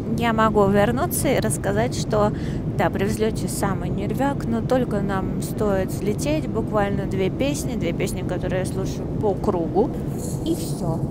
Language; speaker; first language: Russian; native; Russian